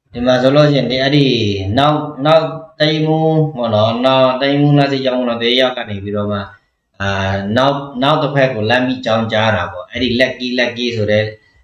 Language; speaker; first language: Burmese; non-native, local second language; Pa'o Karen